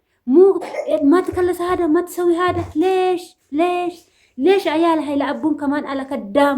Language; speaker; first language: Arabic; non-native, learner; Oromo